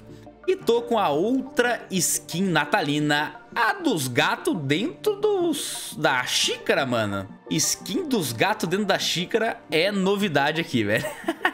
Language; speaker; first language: Portuguese; native; Portuguese